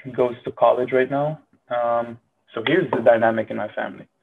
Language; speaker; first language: English; non-native, fluent; Arabic